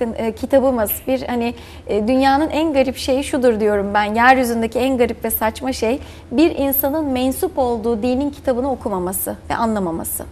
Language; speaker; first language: Turkish; native; Turkish